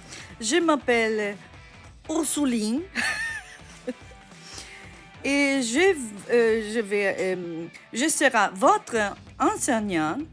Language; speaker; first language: French; non-native, learner; Italian